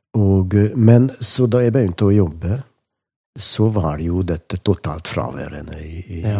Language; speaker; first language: Norwegian; non-native, fluent; Hungarian